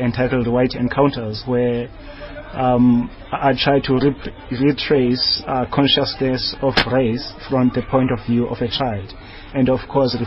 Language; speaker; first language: English; non-native, local second language; Xhosa